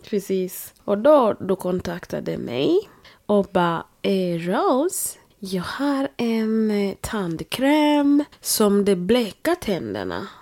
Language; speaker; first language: Swedish; non-native, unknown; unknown